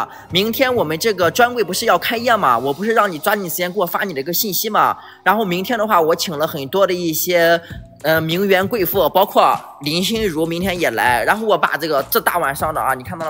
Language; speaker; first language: Chinese; native; Chinese